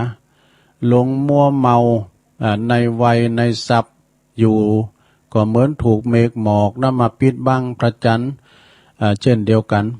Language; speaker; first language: Thai; non-native, local second language; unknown